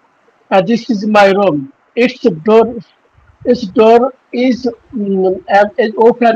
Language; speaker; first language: English; non-native, learner; Bangla